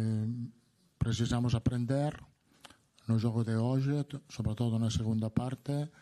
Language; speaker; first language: Portuguese; non-native, learner; Italian